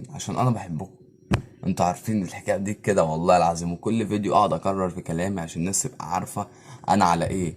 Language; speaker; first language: Arabic; native; Arabic